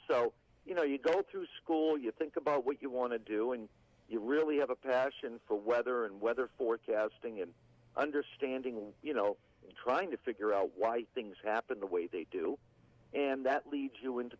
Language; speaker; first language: English; native; English